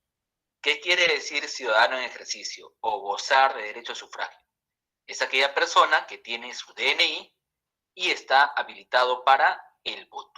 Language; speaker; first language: Spanish; native; Spanish